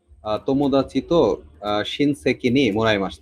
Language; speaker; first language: Japanese; non-native, learner; Bangla